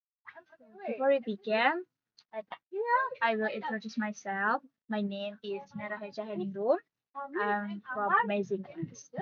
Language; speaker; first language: English; non-native, learner; Indonesian